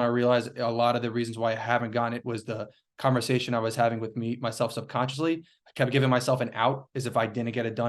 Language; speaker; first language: English; native; English